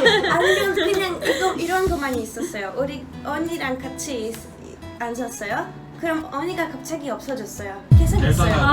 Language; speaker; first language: Korean; non-native, learner; Polish